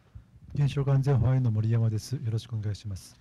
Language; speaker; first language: Japanese; native; Japanese